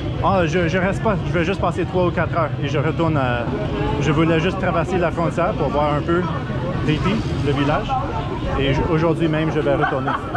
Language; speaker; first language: French; non-native, local second language; English